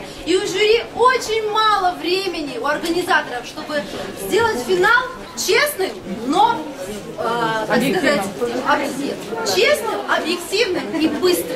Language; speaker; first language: Russian; native; Russian